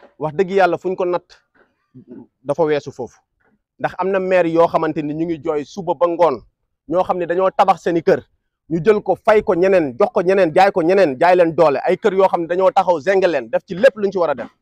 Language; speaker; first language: Wolof; non-native, local second language; Fula